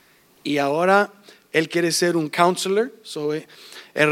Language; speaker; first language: Spanish; early bilingual, heritage; English